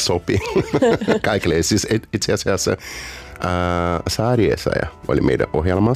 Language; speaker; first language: Finnish; non-native, learner; Portuguese